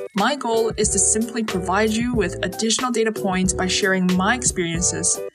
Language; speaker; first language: English; early bilingual, other home language; Chinese